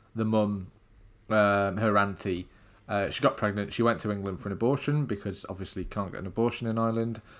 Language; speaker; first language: English; native; English